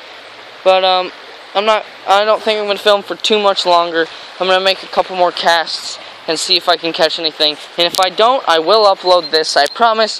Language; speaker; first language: English; native; English